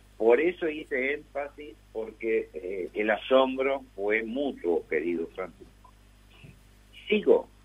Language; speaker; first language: Spanish; native; Spanish